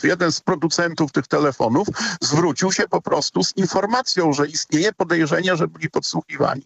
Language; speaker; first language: Polish; native; Polish